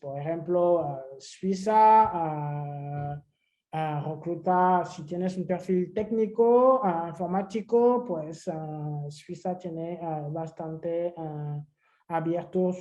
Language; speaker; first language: Spanish; non-native, fluent; French